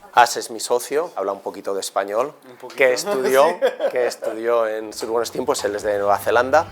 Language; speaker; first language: Spanish; native; Spanish